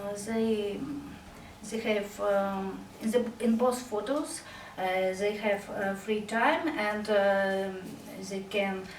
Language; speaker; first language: English; non-native, learner; Russian